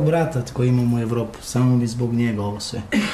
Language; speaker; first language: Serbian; non-native, local second language; Romany